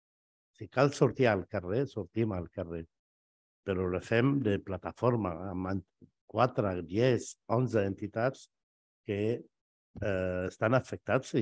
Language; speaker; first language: Catalan; non-native, fluent; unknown